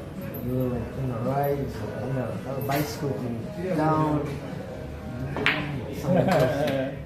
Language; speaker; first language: English; non-native, learner; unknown